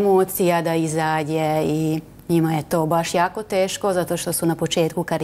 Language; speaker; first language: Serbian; non-native, local second language; Hungarian